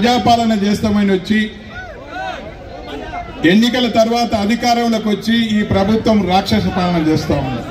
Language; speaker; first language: Telugu; native; Telugu